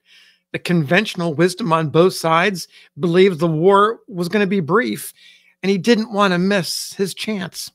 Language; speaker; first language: English; native; English